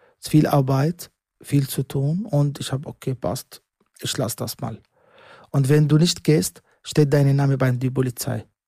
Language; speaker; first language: German; non-native, learner; Arabic